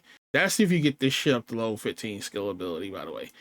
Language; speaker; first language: English; native; English